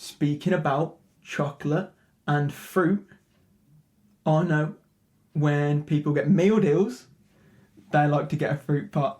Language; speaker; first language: English; native; English